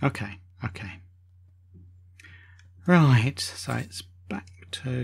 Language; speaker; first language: English; native; English